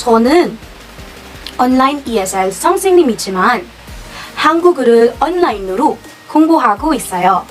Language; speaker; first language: Korean; non-native, learner; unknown